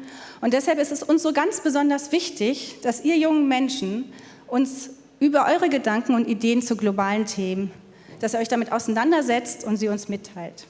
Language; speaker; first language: German; native; German